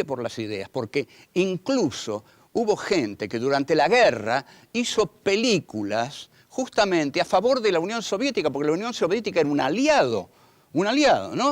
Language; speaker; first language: Spanish; native; Spanish